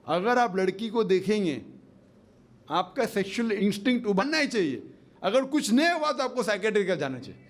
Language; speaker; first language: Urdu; non-native, fluent; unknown